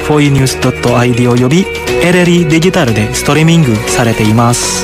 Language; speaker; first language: Japanese; non-native, fluent; Indonesian